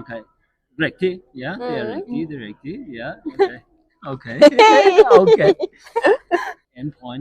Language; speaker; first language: Norwegian; non-native, learner; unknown